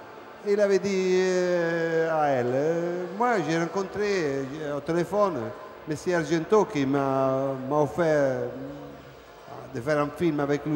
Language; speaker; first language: French; non-native, fluent; Italian